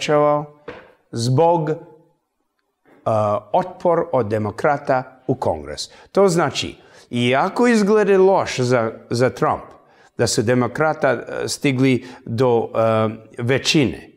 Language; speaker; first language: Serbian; early bilingual, heritage; English